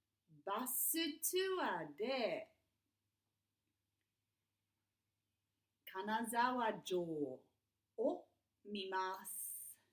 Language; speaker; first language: Japanese; non-native, fluent; English